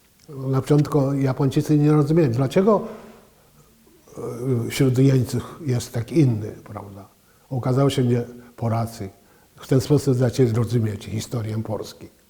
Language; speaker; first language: Polish; non-native, fluent; Japanese